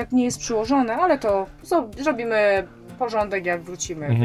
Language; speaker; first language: Polish; native; Polish